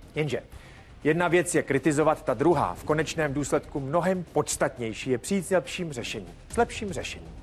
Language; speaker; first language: Czech; native; Czech